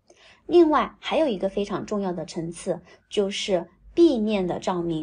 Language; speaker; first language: Chinese; native; Chinese